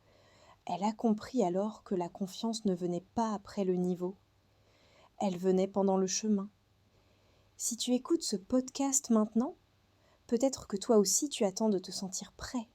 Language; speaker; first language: French; non-native, fluent; Hindi